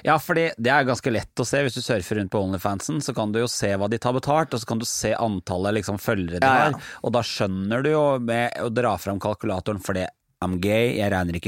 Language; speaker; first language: Norwegian; native; Norwegian